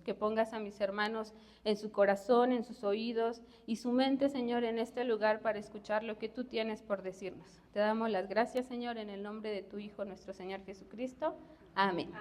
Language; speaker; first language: Spanish; native; Spanish